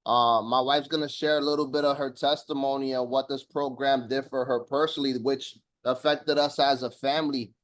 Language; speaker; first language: English; native; English